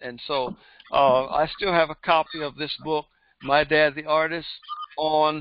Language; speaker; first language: English; native; English